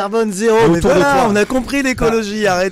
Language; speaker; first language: French; native; French